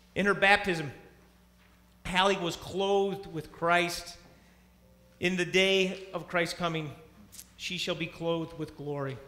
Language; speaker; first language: English; native; English